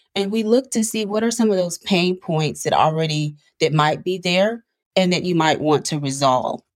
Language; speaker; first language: English; native; English